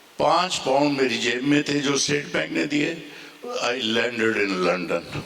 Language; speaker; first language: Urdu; non-native, local second language; Punjabi